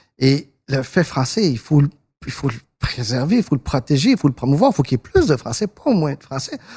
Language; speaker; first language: French; early bilingual, other home language; Spanish